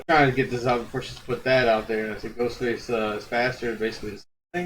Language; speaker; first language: English; native; English